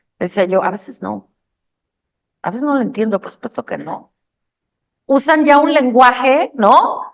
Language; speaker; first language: Spanish; native; Spanish